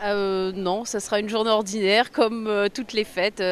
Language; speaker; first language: French; native; French